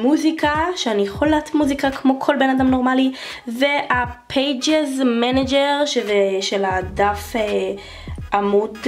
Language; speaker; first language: Hebrew; native; Hebrew